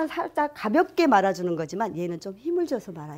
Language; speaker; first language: Korean; native; Korean